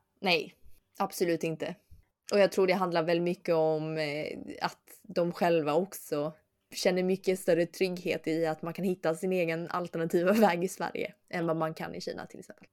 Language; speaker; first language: Swedish; early bilingual, other home language; Chinese